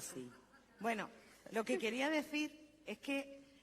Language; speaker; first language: Spanish; native; Spanish